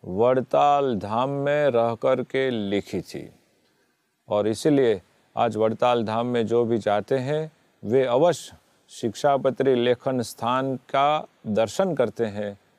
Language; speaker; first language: Hindi; non-native, local second language; Gujarati